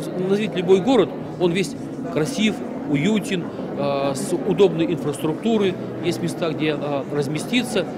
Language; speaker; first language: Russian; native; Russian